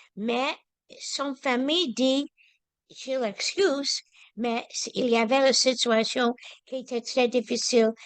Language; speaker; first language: French; non-native, learner; English